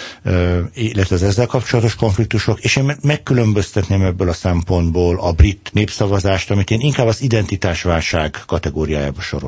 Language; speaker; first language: Hungarian; native; Hungarian